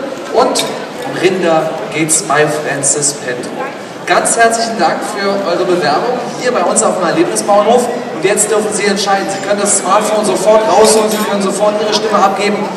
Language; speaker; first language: German; native; German